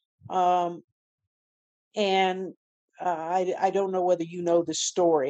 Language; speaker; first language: English; native; English